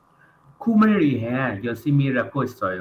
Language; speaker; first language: Korean; non-native, learner; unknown